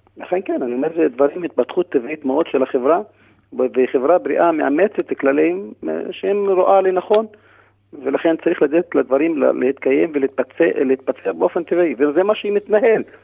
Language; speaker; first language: Hebrew; non-native, local second language; Arabic